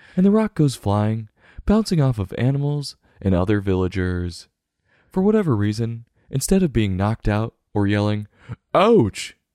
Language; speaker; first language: English; native; English